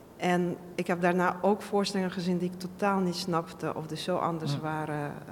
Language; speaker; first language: Dutch; non-native, fluent; Russian